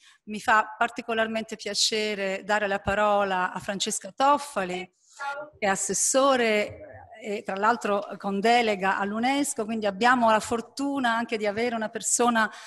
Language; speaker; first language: Italian; native; Italian